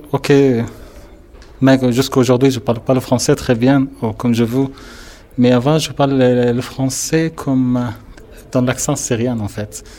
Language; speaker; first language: French; non-native, learner; Arabic